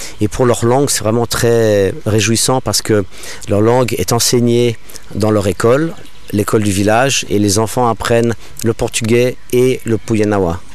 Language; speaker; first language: French; non-native, local second language; English